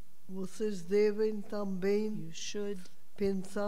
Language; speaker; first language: Portuguese; non-native, fluent; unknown